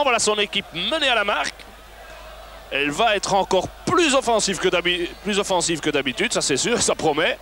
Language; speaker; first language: French; native; French